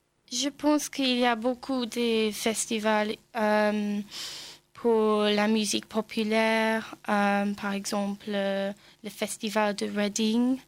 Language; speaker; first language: French; non-native, learner; English